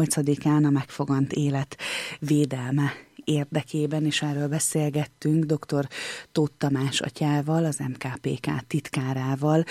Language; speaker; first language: Hungarian; native; Hungarian